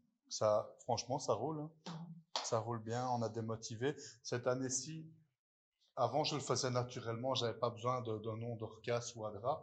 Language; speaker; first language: French; native; French